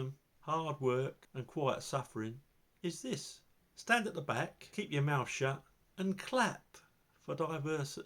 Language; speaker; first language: English; native; English